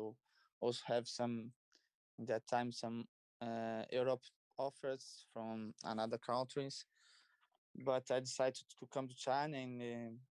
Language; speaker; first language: English; non-native, learner; Portuguese